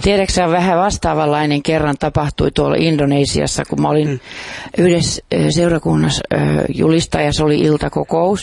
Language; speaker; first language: Finnish; non-native, fluent; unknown